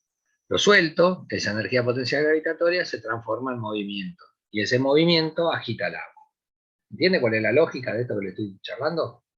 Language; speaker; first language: Spanish; native; Spanish